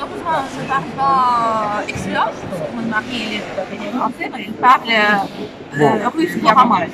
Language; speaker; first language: French; non-native, learner; Russian